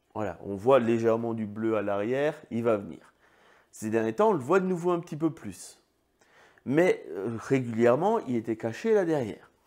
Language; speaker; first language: French; native; French